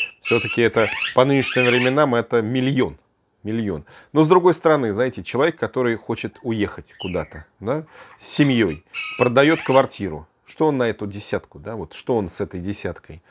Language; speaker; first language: Russian; native; Russian